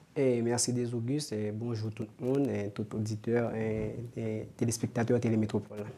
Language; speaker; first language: French; non-native, local second language; Haitian Creole